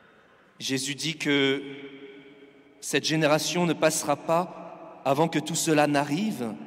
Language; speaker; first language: French; native; French